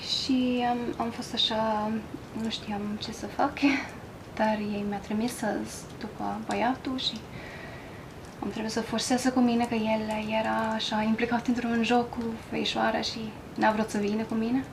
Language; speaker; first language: Romanian; non-native, learner; Norwegian